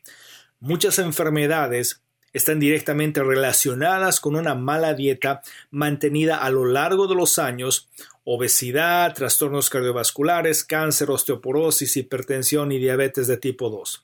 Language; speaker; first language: Spanish; native; Spanish